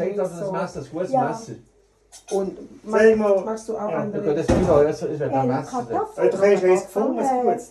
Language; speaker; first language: German; non-native, learner; Thai